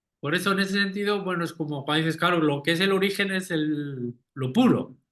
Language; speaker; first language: Spanish; native; Spanish